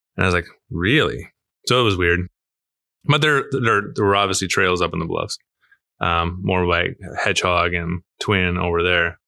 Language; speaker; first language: English; native; English